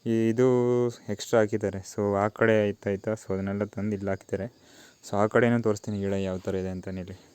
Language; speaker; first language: Kannada; native; Kannada